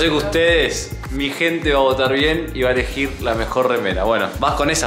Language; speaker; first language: Spanish; native; Spanish